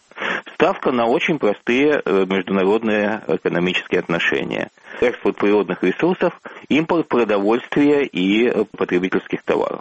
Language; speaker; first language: Russian; native; Russian